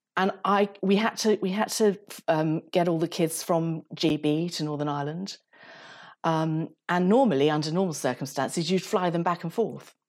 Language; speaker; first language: English; native; English